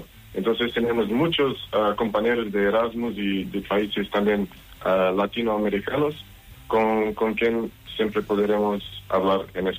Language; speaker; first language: Spanish; non-native, learner; Portuguese